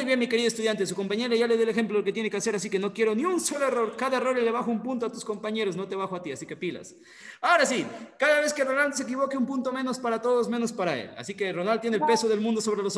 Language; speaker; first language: Spanish; native; Spanish